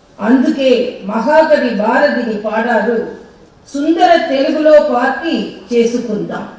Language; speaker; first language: Telugu; non-native, learner; Tamil